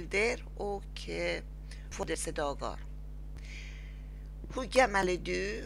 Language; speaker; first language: Swedish; non-native, learner; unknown